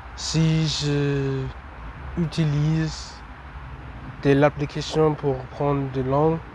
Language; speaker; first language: French; non-native, learner; English